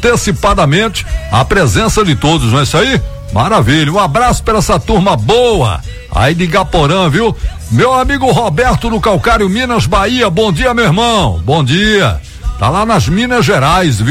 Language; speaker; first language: Portuguese; native; Portuguese